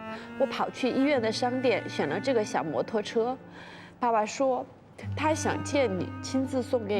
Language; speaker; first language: Chinese; native; Chinese